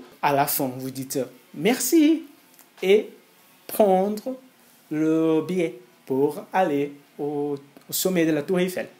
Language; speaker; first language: French; non-native, fluent; Portuguese